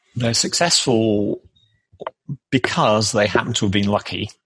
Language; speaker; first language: English; native; English